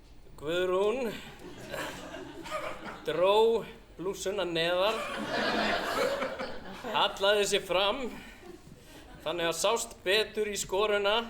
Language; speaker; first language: Icelandic; non-native, fluent; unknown